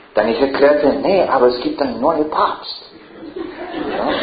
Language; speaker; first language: German; non-native, fluent; English